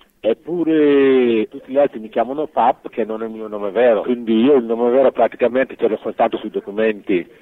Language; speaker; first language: Italian; non-native, fluent; Wolof